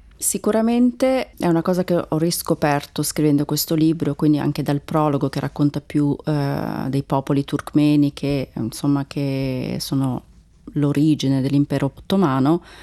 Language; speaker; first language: Italian; non-native, fluent; Turkish